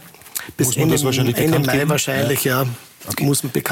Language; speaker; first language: German; native; German